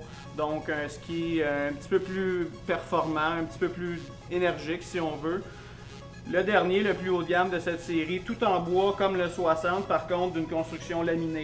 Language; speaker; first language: French; native; French